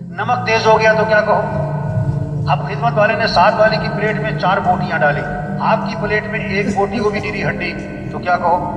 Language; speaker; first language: Urdu; non-native, local second language; Pashto